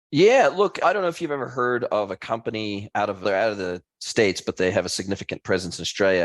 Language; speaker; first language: English; native; English